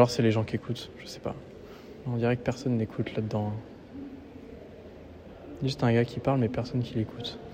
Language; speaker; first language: French; native; French